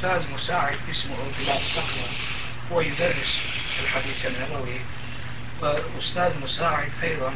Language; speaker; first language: Arabic; non-native, local second language; Turkish